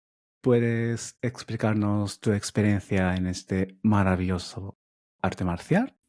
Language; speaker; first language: Spanish; non-native, fluent; Japanese